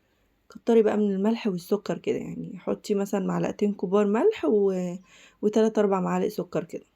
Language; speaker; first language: Arabic; native; Arabic